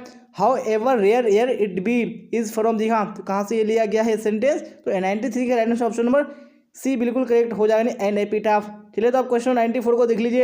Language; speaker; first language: Hindi; native; Hindi